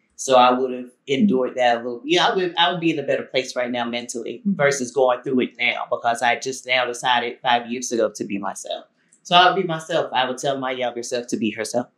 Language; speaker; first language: English; native; English